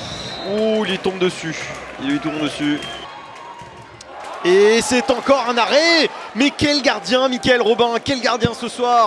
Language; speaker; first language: French; native; French